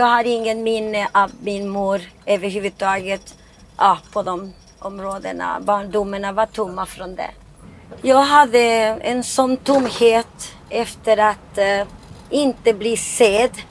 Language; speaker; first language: Swedish; non-native, fluent; Spanish